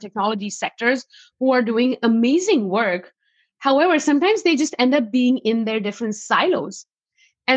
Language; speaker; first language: English; non-native, local second language; Hindi